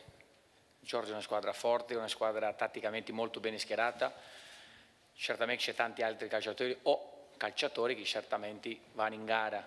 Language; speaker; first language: Italian; non-native, fluent; Portuguese